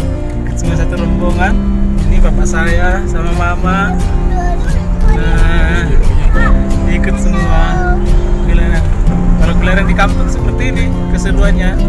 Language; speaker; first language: Indonesian; non-native, local second language; Batak Toba